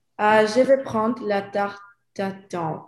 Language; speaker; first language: French; non-native, learner; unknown